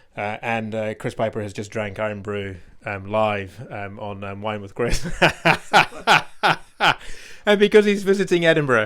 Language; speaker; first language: English; native; English